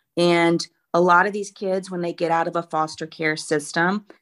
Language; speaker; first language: English; native; English